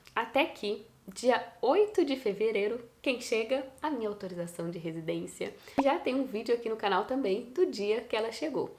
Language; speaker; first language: Portuguese; native; Portuguese